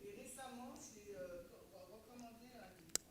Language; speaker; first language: French; native; French